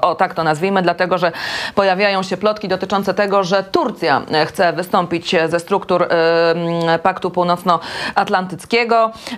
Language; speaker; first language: Polish; native; Polish